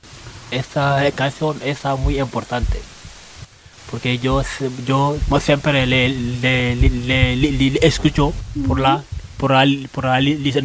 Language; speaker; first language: Spanish; non-native, learner; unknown